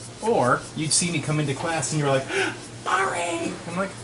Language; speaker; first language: English; native; English